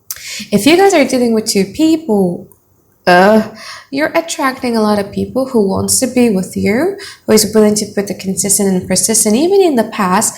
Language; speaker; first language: English; non-native, fluent; Indonesian